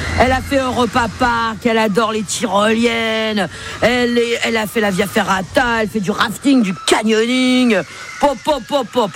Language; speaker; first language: French; native; French